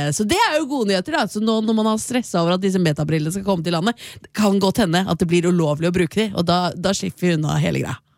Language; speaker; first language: Norwegian; native; Norwegian